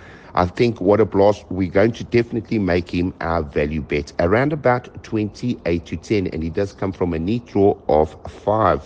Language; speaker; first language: English; native; English